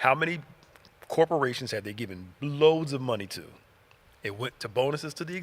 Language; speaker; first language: English; native; English